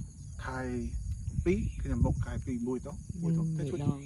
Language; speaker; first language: Khmer; non-native, learner; English